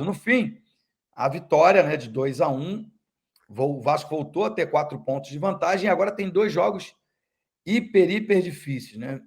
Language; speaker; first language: Portuguese; native; Portuguese